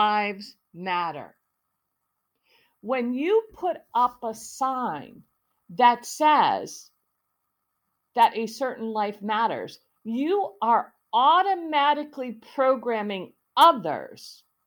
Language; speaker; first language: English; native; English